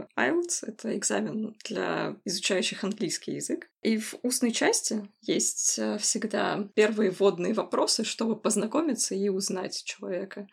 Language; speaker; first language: Russian; native; Russian